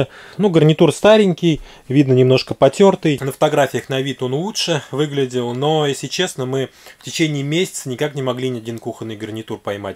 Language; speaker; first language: Russian; native; Russian